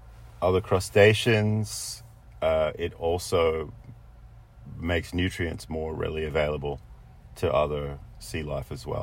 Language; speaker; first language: English; native; English